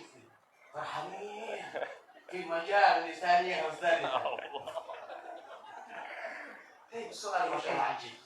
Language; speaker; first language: Arabic; non-native, fluent; Indonesian